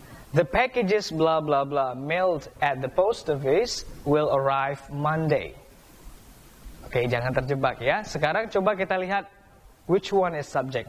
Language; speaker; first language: English; non-native, fluent; Indonesian